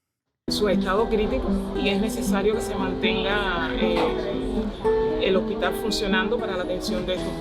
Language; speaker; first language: Spanish; native; Spanish